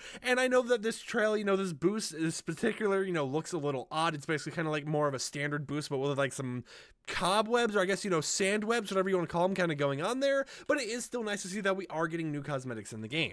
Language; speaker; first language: English; native; English